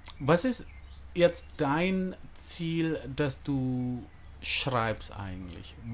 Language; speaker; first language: German; non-native, fluent; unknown